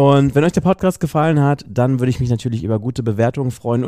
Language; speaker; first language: German; native; German